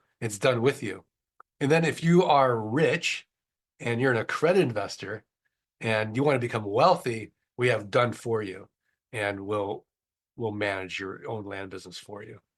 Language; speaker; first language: English; native; English